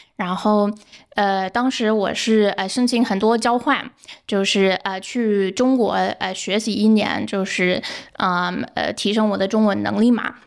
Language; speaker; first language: Chinese; non-native, fluent; English